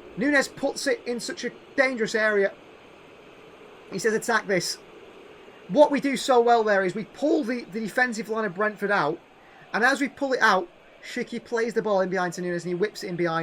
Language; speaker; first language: English; native; English